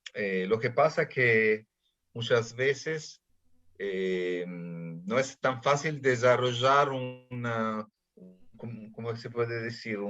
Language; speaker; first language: Spanish; non-native, fluent; Italian